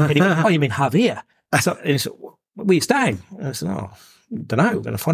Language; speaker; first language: English; native; English